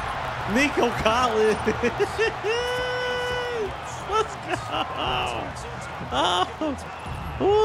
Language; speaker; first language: English; native; English